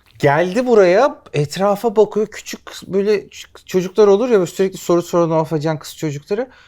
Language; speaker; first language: Turkish; native; Turkish